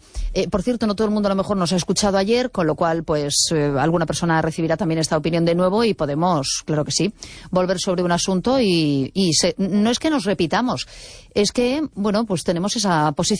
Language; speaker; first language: Spanish; native; Spanish